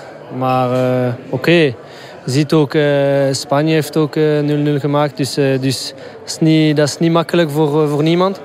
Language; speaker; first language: Dutch; non-native, local second language; French